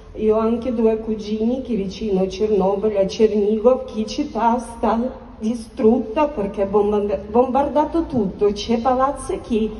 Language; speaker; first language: Italian; non-native, learner; Ukrainian